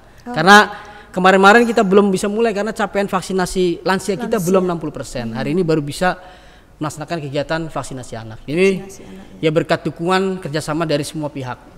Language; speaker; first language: Indonesian; native; Indonesian